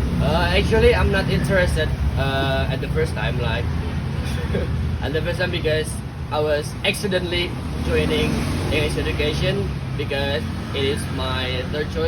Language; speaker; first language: English; non-native, learner; Indonesian